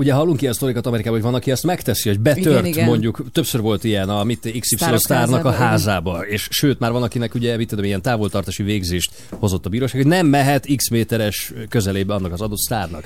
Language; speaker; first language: Hungarian; native; Hungarian